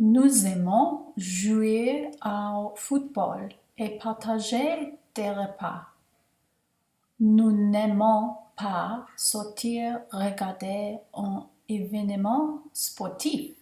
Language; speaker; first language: French; non-native, learner; English